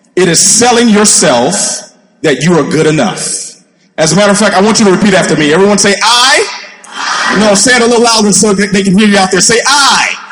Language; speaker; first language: English; native; English